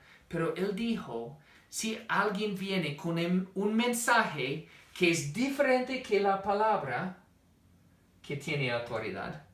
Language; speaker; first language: Spanish; non-native, fluent; English